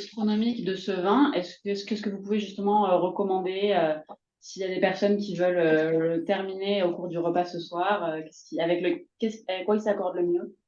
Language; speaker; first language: French; native; French